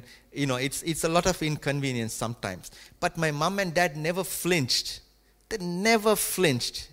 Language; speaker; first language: English; non-native, local second language; Tamil